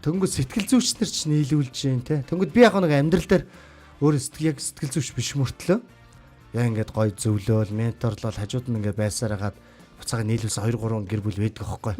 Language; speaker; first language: Mongolian; native; Mongolian